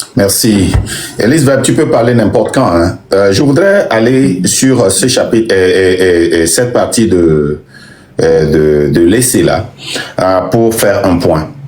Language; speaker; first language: French; non-native, local second language; Ewe